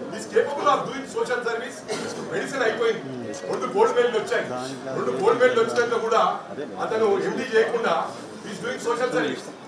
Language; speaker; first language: Telugu; native; Telugu